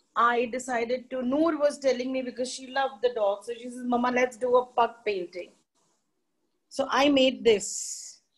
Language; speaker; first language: English; non-native, local second language; Hindi